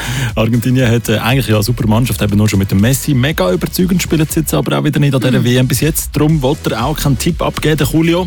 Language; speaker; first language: German; native; German